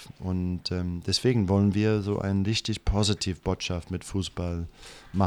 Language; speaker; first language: German; non-native, fluent; English